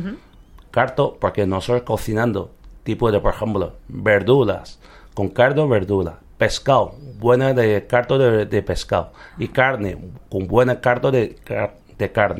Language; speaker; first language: Spanish; non-native, learner; Chinese